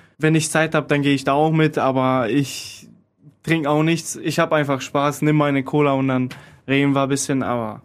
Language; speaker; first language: German; early bilingual, other home language; Polish